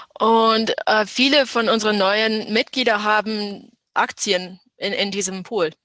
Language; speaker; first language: German; non-native, fluent; English